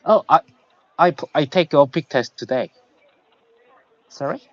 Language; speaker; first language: English; non-native, learner; Korean